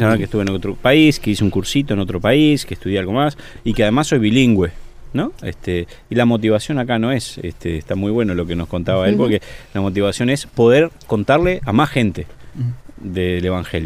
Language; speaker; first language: Spanish; native; Spanish